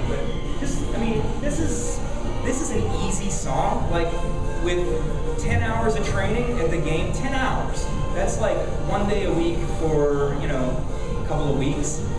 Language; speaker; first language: English; native; English